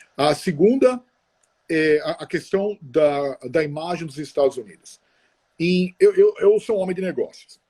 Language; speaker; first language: Portuguese; non-native, fluent; Italian